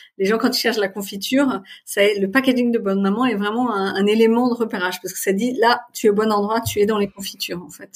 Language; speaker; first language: French; native; French